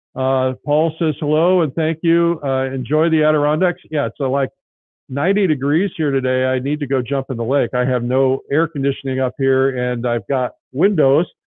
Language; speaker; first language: English; native; English